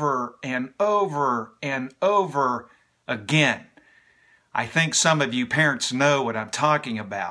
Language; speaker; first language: English; native; English